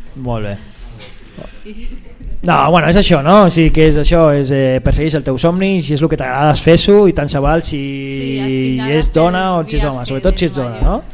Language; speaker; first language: Catalan; native; Catalan